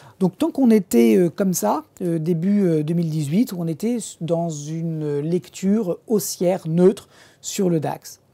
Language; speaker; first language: French; native; French